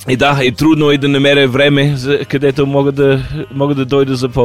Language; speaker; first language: Bulgarian; non-native, learner; English